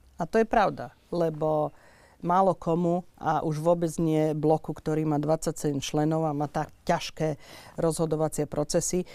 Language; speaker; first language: Slovak; native; Slovak